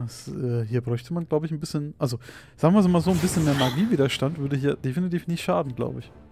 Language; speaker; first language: German; native; German